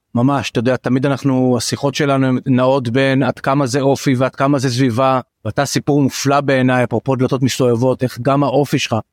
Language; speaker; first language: Hebrew; native; Hebrew